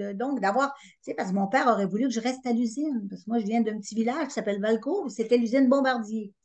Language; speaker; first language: French; native; French